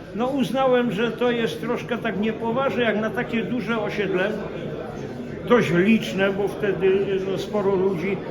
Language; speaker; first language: Polish; native; Polish